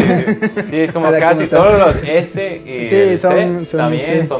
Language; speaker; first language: Spanish; non-native, fluent; English